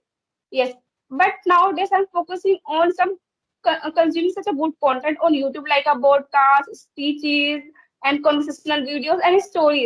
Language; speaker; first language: English; non-native, learner; Hindi